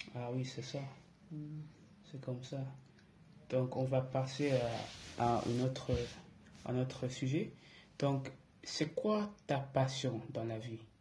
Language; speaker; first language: French; early bilingual, other home language; English